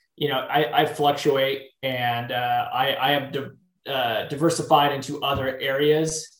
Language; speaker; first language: English; native; English